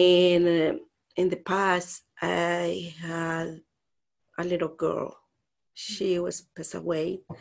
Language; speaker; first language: English; non-native, learner; Spanish